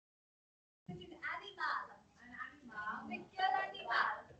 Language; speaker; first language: French; non-native, learner; English